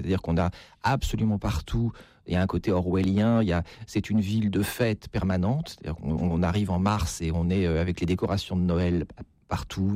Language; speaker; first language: French; native; French